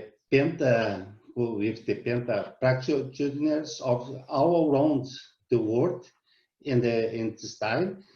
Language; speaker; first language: English; non-native, learner; Portuguese